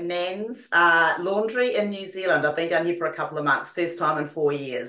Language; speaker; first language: English; native; English